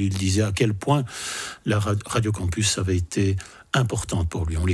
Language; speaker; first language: French; native; French